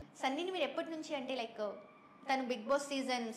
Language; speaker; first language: Telugu; native; Telugu